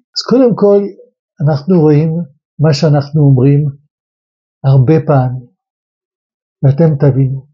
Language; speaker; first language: Hebrew; non-native, fluent; French